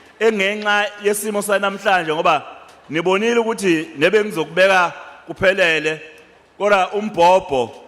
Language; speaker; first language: Zulu; native; Zulu